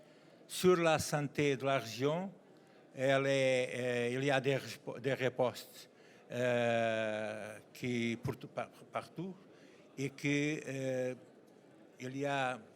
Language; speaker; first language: French; non-native, learner; Portuguese